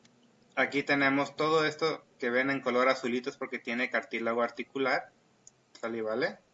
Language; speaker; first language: Spanish; native; Spanish